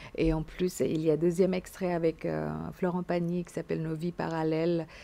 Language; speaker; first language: French; non-native, fluent; Indonesian